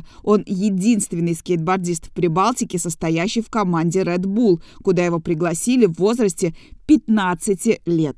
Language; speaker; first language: Russian; native; Russian